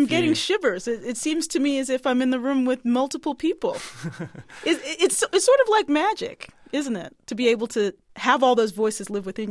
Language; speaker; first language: English; native; English